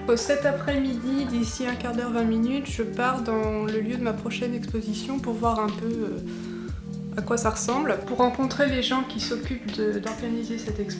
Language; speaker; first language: French; native; French